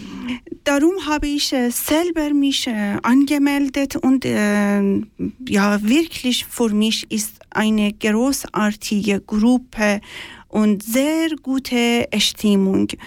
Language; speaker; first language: German; non-native, learner; Persian